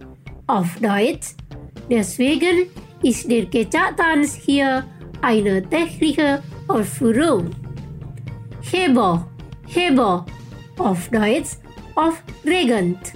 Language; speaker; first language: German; non-native, fluent; Indonesian